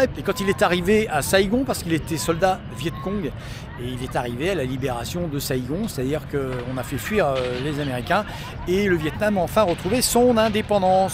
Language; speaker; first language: French; native; French